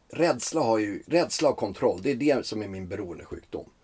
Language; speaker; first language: Swedish; early bilingual, other home language; Finnish